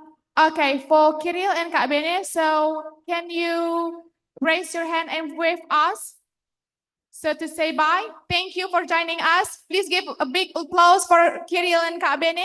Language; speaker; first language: English; non-native, fluent; Indonesian